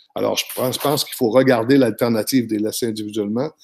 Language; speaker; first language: French; native; French